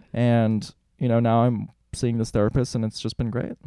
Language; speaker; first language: English; native; English